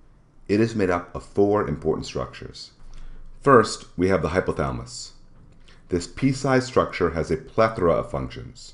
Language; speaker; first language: English; native; English